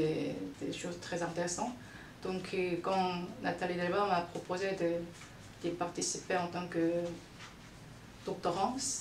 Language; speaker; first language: French; non-native, fluent; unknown